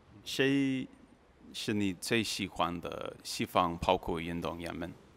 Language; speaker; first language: Chinese; non-native, learner; English